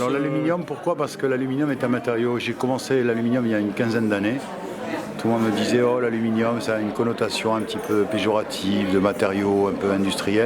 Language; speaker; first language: French; native; French